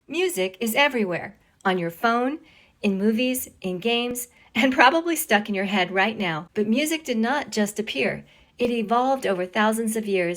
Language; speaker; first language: English; native; English